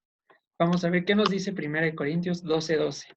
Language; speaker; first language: Spanish; native; Spanish